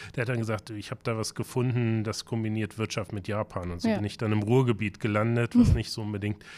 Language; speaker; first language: German; native; German